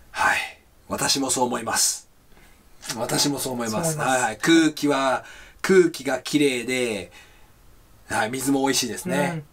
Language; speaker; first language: Japanese; native; Japanese